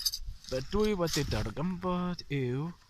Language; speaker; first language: Welsh; non-native, learner; English